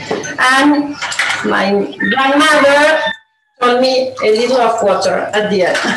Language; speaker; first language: English; non-native, learner; Spanish